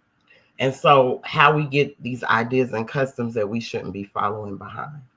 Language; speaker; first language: English; native; English